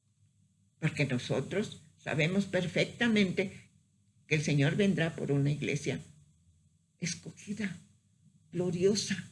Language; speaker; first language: Spanish; native; Spanish